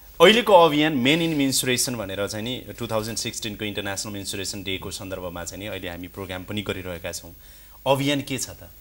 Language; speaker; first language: Nepali; native; Nepali